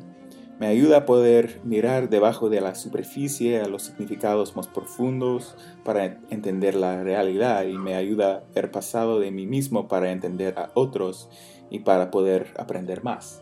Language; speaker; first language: Spanish; non-native, fluent; English